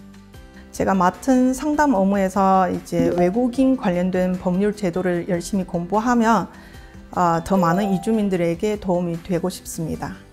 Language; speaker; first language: Korean; non-native, fluent; Chinese